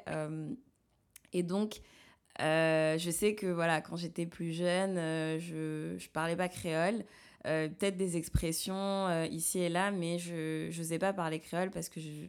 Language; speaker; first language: French; native; French